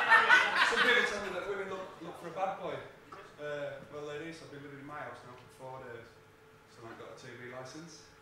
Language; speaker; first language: English; native; English